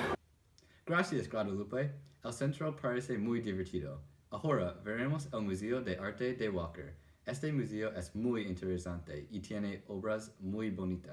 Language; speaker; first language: Spanish; non-native, learner; English